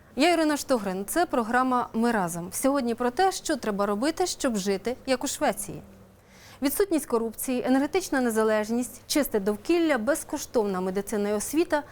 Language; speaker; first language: Ukrainian; native; Ukrainian